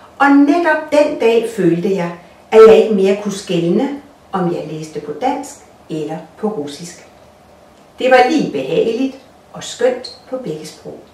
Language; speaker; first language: Danish; non-native, fluent; Russian